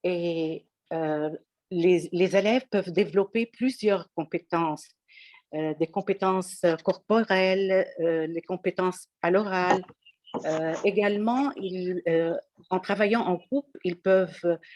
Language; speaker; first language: French; non-native, local second language; Arabic